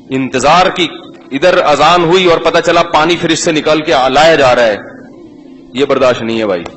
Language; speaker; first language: Urdu; native; Urdu